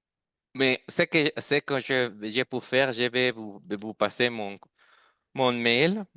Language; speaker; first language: French; non-native, fluent; Spanish